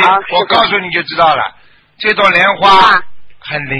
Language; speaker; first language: Chinese; native; Chinese